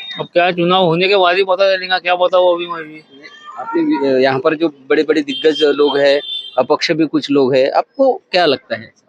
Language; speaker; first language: Hindi; non-native, local second language; Marathi